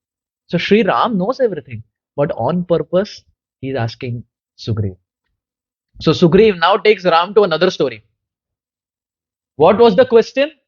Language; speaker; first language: English; non-native, local second language; Hindi